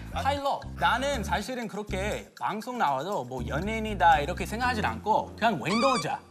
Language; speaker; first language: Korean; non-native, fluent; English